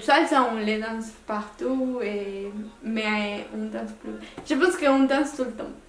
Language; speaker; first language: French; non-native, local second language; Spanish